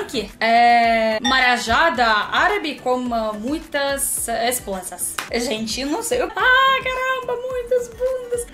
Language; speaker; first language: Portuguese; non-native, learner; Russian